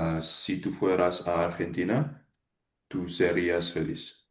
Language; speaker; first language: Spanish; non-native, learner; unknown